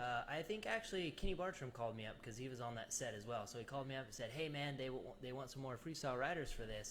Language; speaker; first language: English; native; English